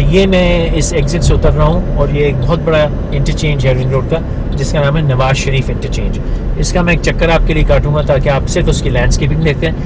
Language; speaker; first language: Urdu; native; Urdu